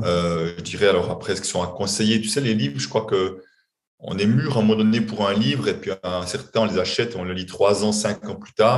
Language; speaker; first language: French; native; French